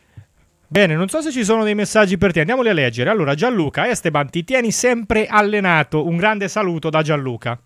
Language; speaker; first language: Italian; native; Italian